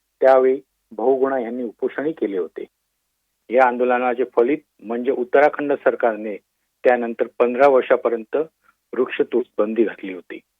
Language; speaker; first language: Marathi; native; Marathi